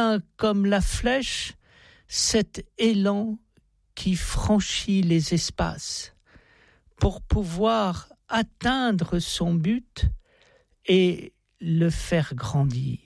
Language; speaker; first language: French; native; French